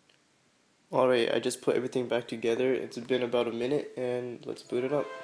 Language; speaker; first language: English; native; English